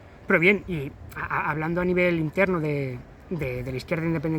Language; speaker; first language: Spanish; native; Spanish